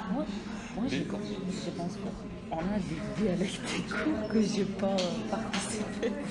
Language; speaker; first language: French; non-native, learner; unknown